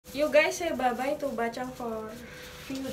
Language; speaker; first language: English; non-native, learner; Indonesian